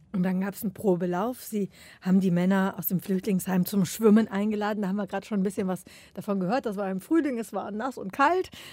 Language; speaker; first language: German; native; German